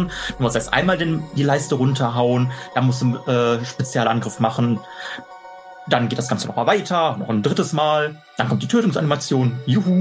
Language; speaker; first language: German; native; German